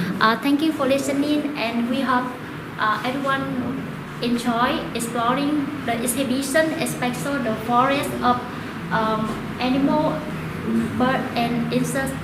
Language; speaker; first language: English; non-native, learner; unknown